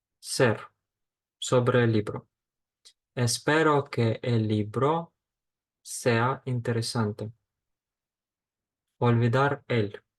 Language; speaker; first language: Spanish; non-native, fluent; Ukrainian